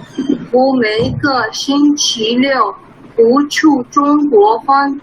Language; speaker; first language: Chinese; non-native, learner; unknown